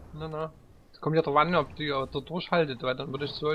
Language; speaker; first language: German; native; German